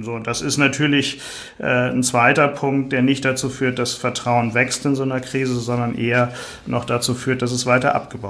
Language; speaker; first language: German; native; German